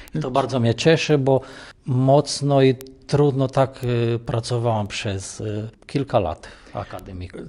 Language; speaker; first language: Polish; non-native, fluent; Romanian